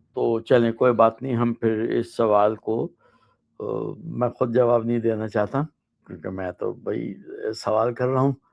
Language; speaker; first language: Urdu; native; Urdu